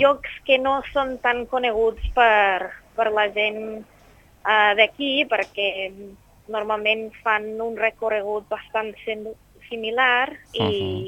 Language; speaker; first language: Catalan; non-native, fluent; English